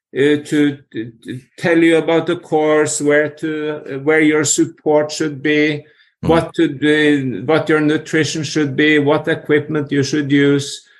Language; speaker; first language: English; non-native, fluent; Norwegian